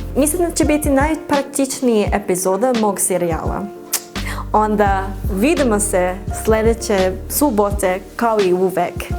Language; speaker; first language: Serbian; non-native, learner; English